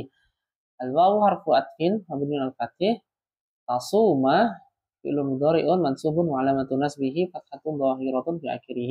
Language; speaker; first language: Arabic; non-native, fluent; Indonesian